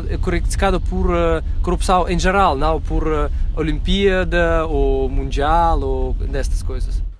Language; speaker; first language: Portuguese; non-native, fluent; Russian